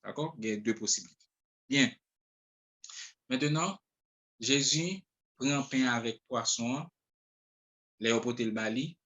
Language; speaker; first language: French; non-native, local second language; Haitian Creole